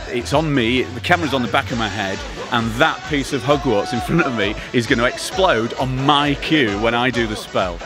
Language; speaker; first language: English; native; English